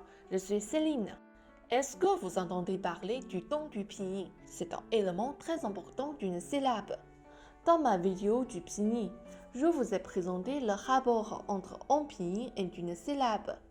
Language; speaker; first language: French; non-native, fluent; Chinese